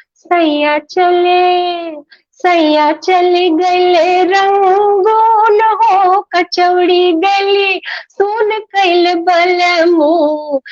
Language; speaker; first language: Hindi; native; Hindi